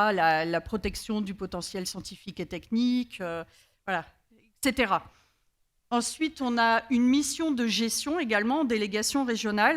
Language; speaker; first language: French; native; French